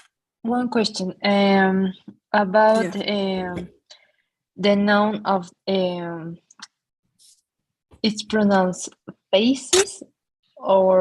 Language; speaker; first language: English; non-native, learner; Spanish